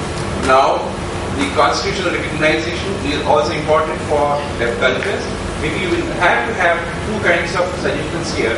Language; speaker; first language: English; non-native, local second language; Telugu